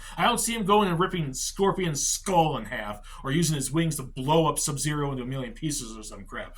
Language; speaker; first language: English; native; English